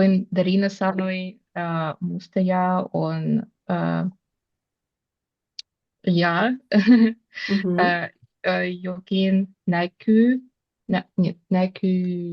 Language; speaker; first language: Finnish; non-native, learner; Russian